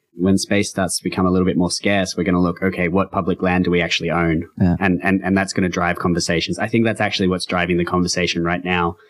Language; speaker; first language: English; native; English